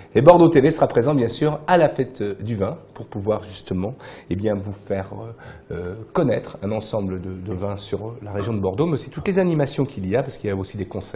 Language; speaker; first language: French; native; French